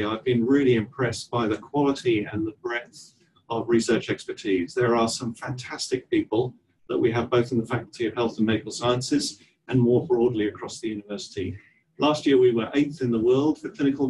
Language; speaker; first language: English; native; English